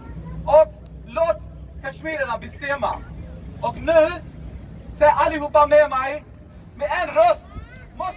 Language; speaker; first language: Swedish; non-native, learner; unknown